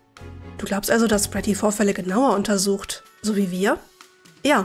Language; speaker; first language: German; native; German